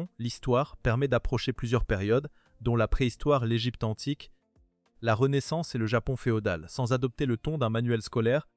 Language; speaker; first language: French; native; French